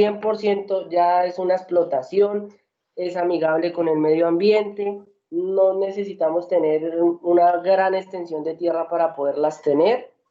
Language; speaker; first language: Spanish; native; Spanish